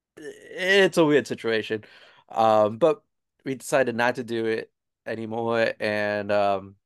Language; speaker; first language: English; native; English